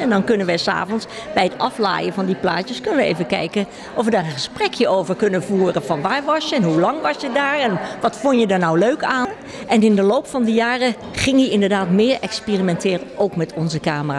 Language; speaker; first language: Dutch; native; Dutch